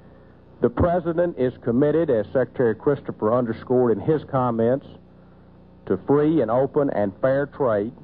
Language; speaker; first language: English; native; English